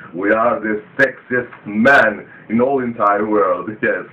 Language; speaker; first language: English; non-native, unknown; Greek